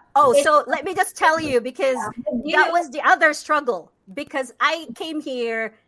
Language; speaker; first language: English; non-native, local second language; Cebuano